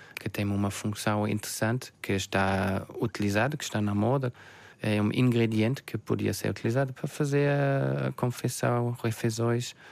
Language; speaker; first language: Portuguese; non-native, fluent; German